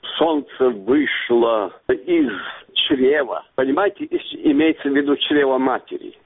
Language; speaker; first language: Russian; non-native, local second language; Ingush